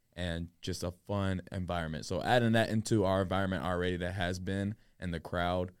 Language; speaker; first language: English; native; English